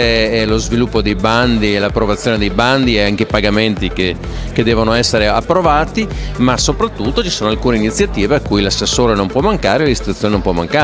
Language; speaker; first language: Italian; native; Italian